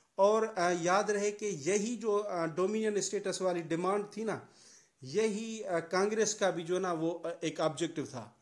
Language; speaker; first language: Urdu; non-native, local second language; Sindhi